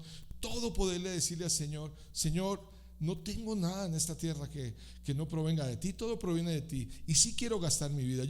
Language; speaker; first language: Spanish; native; Spanish